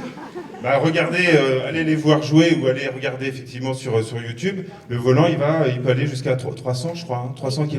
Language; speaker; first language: French; native; French